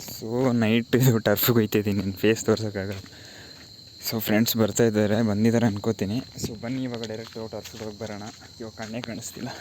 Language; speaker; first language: Kannada; native; Kannada